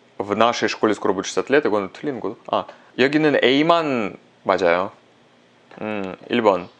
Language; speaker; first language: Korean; non-native, fluent; Russian